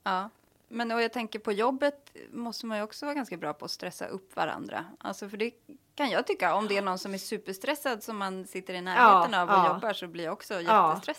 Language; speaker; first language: Swedish; native; Swedish